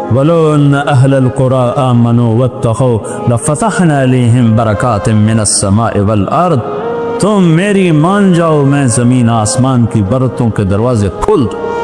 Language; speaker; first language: Urdu; non-native, local second language; Punjabi